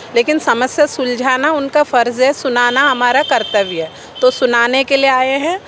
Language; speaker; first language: Hindi; non-native, local second language; Telugu